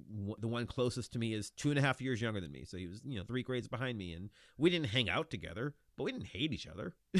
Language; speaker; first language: English; native; English